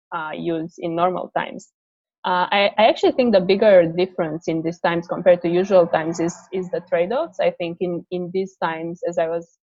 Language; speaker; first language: English; non-native, fluent; Romanian